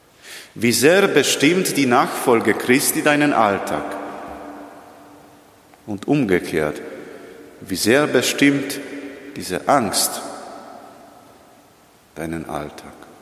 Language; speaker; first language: German; non-native, fluent; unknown